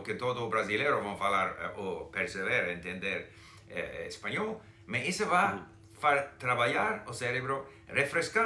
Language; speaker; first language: Portuguese; non-native, fluent; English